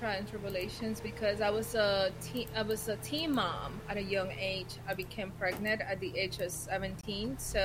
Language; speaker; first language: English; non-native, fluent; Spanish